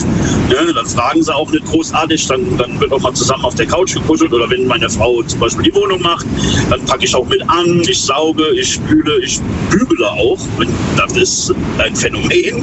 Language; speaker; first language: German; native; German